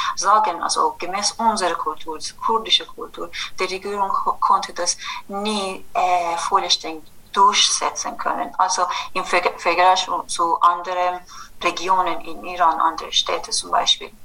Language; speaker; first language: German; non-native, fluent; Kurdish